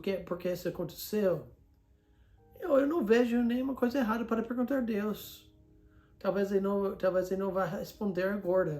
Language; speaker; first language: Portuguese; non-native, fluent; English